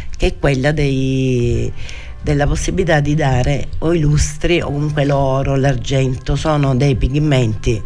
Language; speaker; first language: Italian; native; Italian